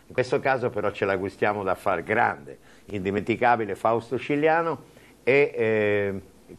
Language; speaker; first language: Italian; native; Italian